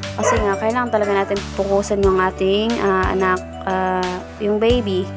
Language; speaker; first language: Filipino; non-native, local second language; Masbatenyo